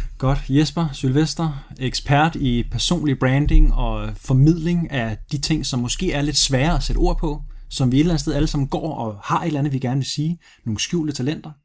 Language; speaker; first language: Danish; early bilingual, other home language; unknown